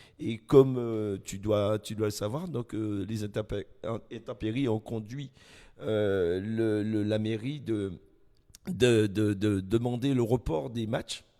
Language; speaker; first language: French; native; French